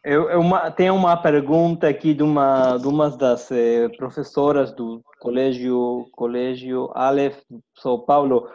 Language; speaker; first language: Portuguese; non-native, fluent; Spanish